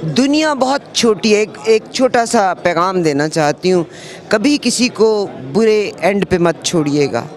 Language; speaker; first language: Urdu; native; Urdu